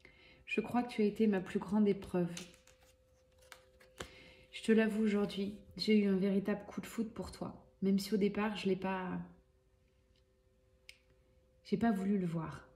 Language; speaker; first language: French; native; French